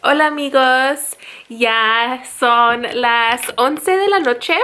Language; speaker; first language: Spanish; early bilingual, heritage; Spanish